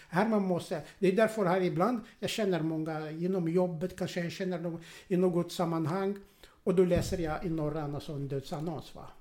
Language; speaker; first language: Swedish; non-native, fluent; Arabic